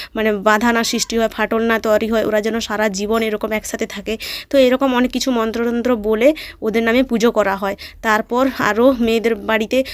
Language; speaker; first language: Bangla; native; Bangla